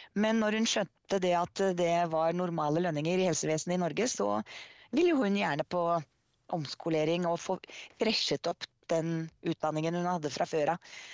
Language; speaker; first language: Norwegian; native; Norwegian